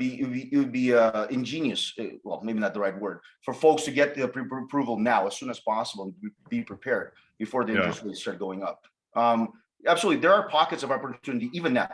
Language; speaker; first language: English; native; English